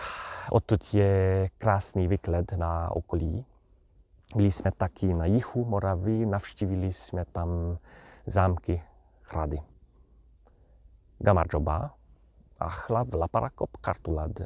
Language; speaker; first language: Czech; non-native, fluent; Hungarian